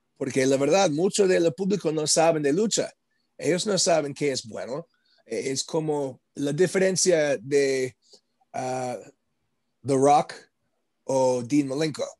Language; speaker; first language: Spanish; non-native, learner; English